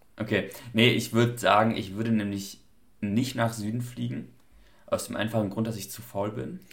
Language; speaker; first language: German; native; German